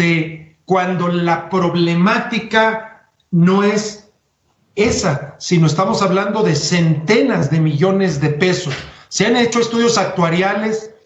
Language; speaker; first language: Spanish; native; Spanish